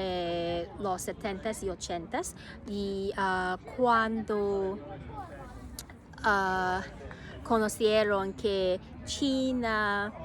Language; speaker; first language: Spanish; non-native, learner; Cantonese